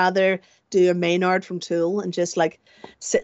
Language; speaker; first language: English; native; English